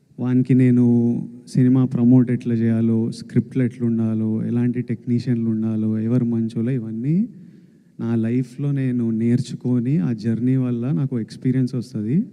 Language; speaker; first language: Telugu; native; Telugu